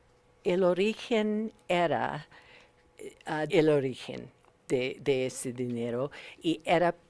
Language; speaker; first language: Spanish; non-native, learner; English